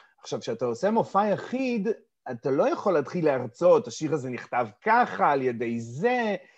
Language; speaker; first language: Hebrew; early bilingual, other home language; English